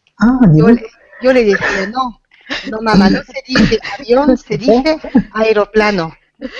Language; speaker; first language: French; non-native, fluent; Spanish